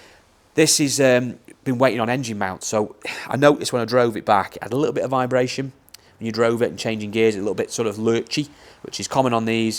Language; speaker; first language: English; native; English